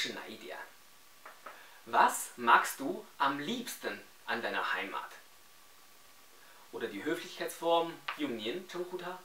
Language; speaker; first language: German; non-native, fluent; Chinese